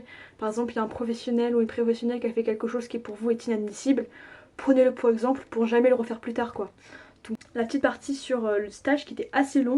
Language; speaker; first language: French; native; French